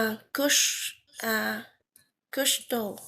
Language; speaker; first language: French; non-native, learner; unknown